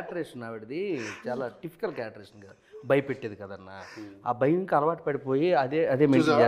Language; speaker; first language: Telugu; native; Telugu